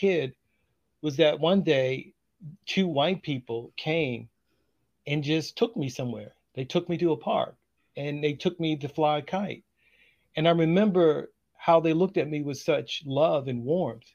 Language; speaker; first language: English; native; English